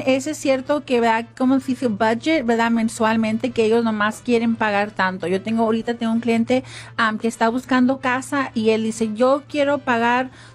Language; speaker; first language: Spanish; early bilingual, heritage; Spanish